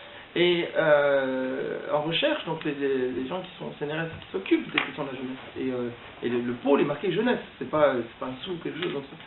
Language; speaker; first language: French; native; French